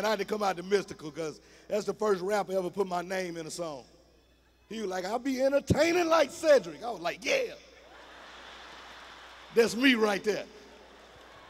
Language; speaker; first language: English; native; English